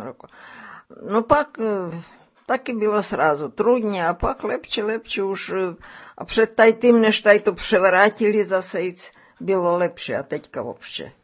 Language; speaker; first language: Czech; early bilingual, heritage; Czech